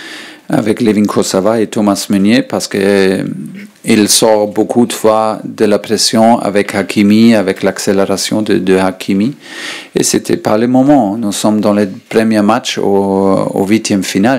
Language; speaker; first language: French; non-native, learner; German